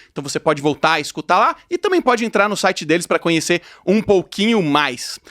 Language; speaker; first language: Portuguese; native; Portuguese